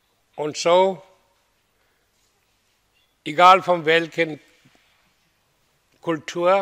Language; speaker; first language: German; non-native, learner; Hindi